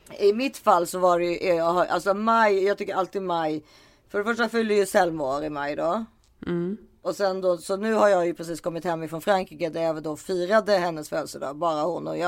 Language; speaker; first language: Swedish; native; Swedish